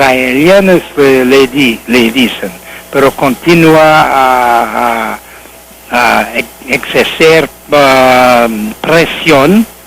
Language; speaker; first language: Spanish; non-native, learner; English